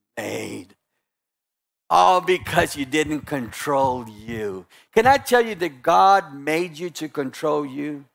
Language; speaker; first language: English; native; English